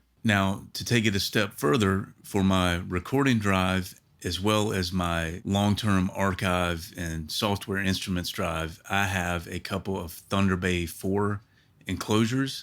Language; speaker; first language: English; native; English